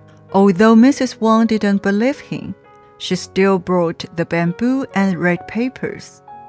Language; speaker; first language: English; non-native, fluent; Chinese